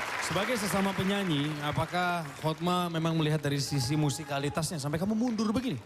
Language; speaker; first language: Indonesian; native; Indonesian